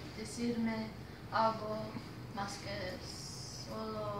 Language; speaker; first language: Spanish; non-native, learner; English